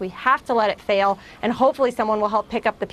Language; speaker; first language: English; native; English